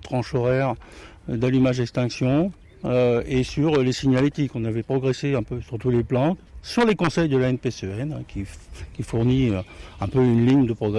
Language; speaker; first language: French; native; French